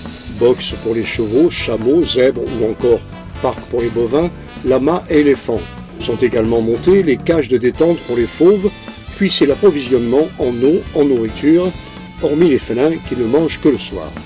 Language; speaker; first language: French; native; French